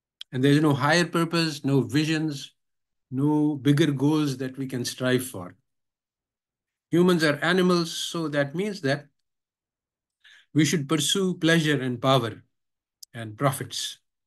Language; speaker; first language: English; non-native, local second language; Urdu